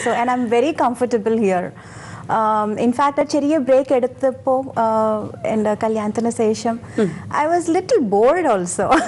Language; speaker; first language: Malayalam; non-native, local second language; Tamil